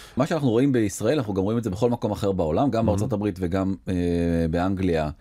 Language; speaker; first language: Hebrew; native; Hebrew